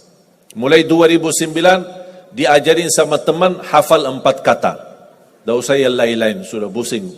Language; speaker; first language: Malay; non-native, fluent; Arabic